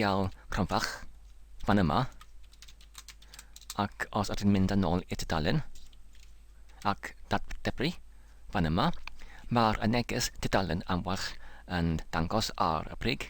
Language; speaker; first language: Welsh; non-native, learner; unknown